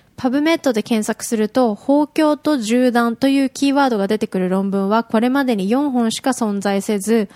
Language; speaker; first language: Japanese; native; Japanese